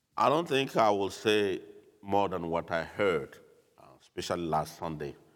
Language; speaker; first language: English; non-native, fluent; French